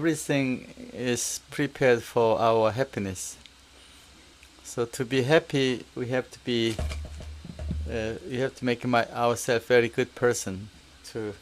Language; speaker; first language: English; non-native, learner; Korean